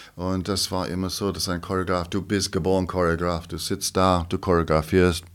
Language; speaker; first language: German; non-native, fluent; English